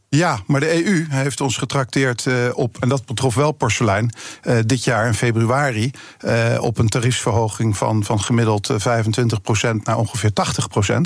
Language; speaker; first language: Dutch; native; Dutch